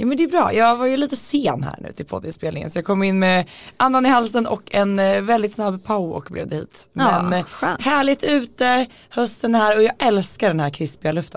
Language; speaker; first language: Swedish; native; Swedish